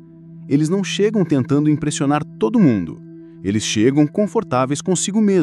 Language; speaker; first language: Portuguese; native; Portuguese